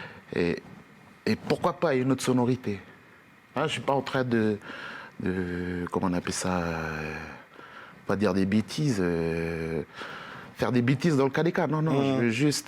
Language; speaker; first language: French; native; French